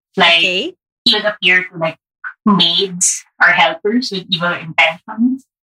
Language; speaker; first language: English; non-native, local second language; Filipino